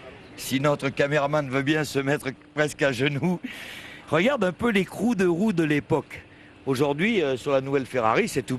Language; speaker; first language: French; native; French